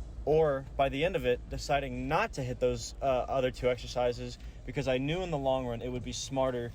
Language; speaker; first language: English; native; English